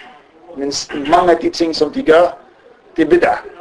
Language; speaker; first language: Danish; early bilingual, other home language; Arabic